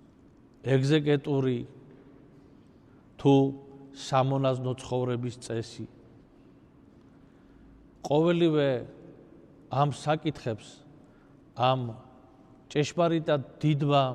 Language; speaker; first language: Georgian; native; Georgian